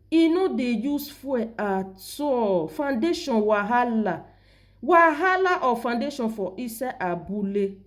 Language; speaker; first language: Nigerian Pidgin; non-native, local second language; Yoruba